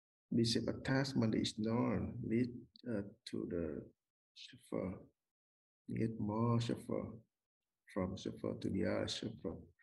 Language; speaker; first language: English; non-native, learner; Vietnamese